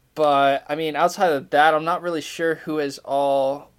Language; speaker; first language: English; native; English